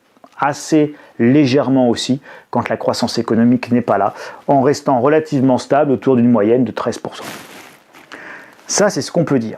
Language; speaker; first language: French; native; French